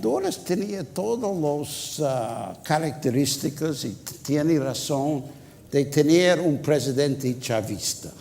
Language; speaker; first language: Spanish; non-native, fluent; English